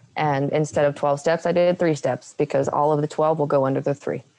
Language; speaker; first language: English; native; English